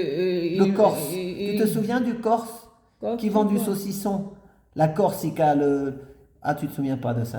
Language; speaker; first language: French; native; French